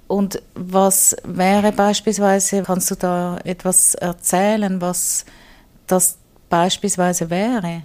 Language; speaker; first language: German; native; German